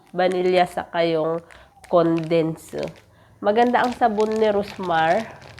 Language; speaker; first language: Filipino; non-native, local second language; Iloko